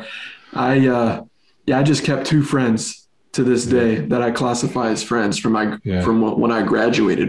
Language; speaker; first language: English; native; English